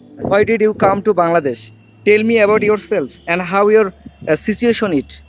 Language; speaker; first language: English; non-native, local second language; Bangla